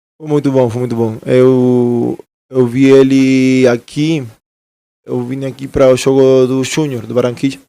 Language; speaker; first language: Portuguese; non-native, fluent; Spanish